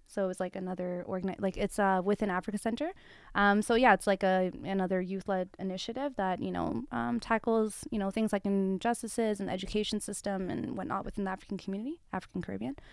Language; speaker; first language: English; early bilingual, other home language; Tigrinya